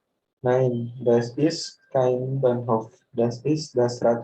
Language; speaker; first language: German; non-native, learner; Indonesian